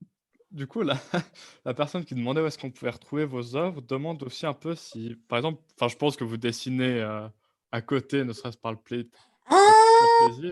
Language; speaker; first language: French; native; French